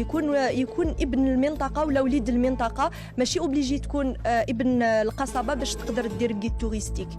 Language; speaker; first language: Arabic; native; Arabic